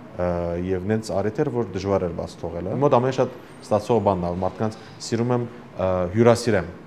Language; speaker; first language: Armenian; early bilingual, heritage; Armenian